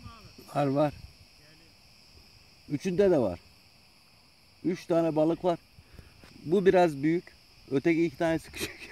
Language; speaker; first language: Turkish; native; Turkish